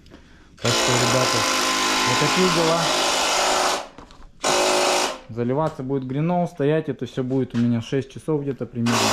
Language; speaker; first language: Russian; native; Russian